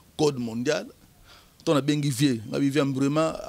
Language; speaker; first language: French; non-native, local second language; Lingala